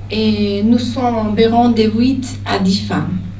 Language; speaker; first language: French; non-native, fluent; Spanish